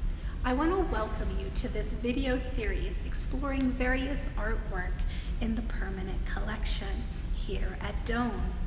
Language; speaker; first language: English; native; English